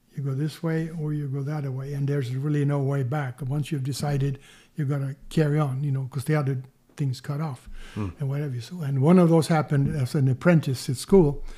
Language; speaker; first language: English; non-native, fluent; Swedish